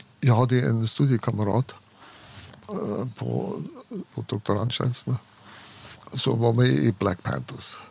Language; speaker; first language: Swedish; non-native, fluent; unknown